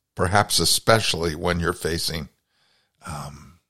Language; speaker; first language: English; native; English